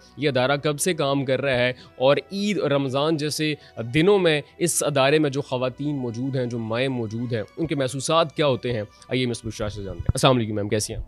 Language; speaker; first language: Urdu; native; Urdu